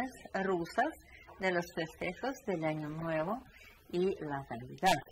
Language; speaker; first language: Spanish; non-native, fluent; Russian